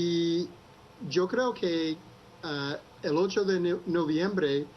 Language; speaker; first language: Spanish; non-native, fluent; English